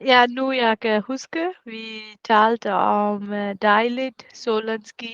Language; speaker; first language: Danish; non-native, learner; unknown